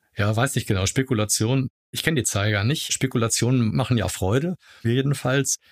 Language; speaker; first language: German; native; German